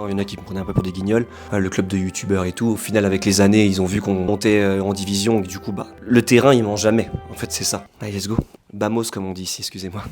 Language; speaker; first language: French; native; French